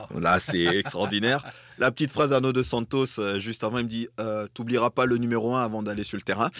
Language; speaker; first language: French; native; French